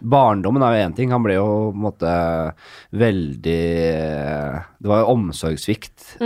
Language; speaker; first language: Norwegian; native; Norwegian